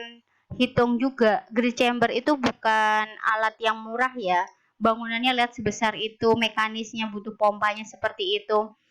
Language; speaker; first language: Indonesian; native; Indonesian